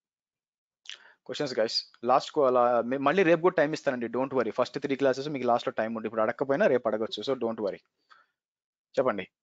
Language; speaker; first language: Telugu; native; Telugu